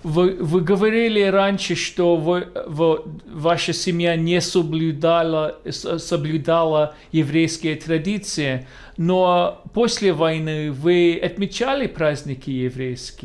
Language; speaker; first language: Russian; non-native, fluent; English